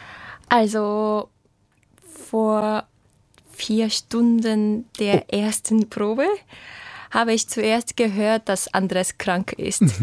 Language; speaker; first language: German; non-native, fluent; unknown